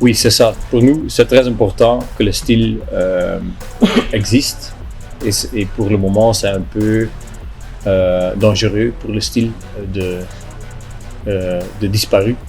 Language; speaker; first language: French; non-native, local second language; Dutch